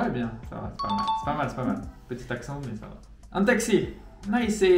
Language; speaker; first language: French; native; French